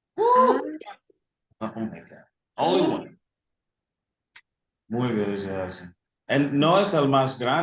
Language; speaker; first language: Spanish; early bilingual, heritage; English